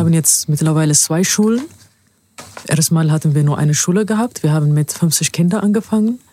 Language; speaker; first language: German; non-native, fluent; Amharic